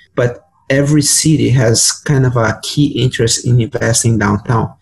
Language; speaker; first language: English; non-native, fluent; Portuguese